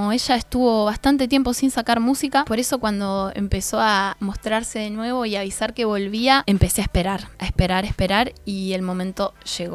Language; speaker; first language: Spanish; native; Spanish